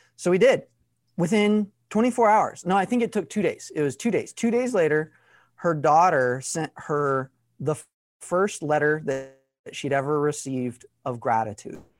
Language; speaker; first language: English; native; English